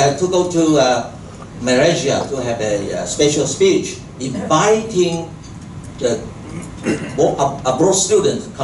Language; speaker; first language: English; non-native, local second language; Chinese